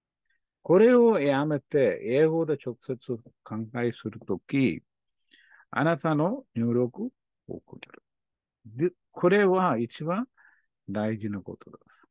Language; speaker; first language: Japanese; non-native, learner; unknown